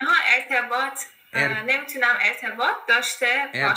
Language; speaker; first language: Persian; native; Persian